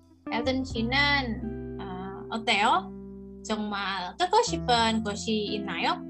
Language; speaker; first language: Korean; non-native, learner; Indonesian